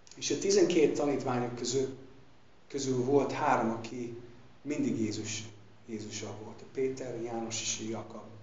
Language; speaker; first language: Hungarian; non-native, fluent; English